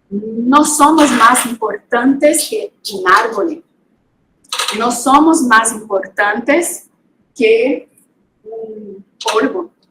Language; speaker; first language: Spanish; non-native, fluent; Portuguese